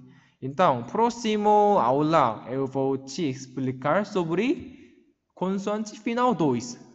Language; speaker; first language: Portuguese; non-native, learner; Korean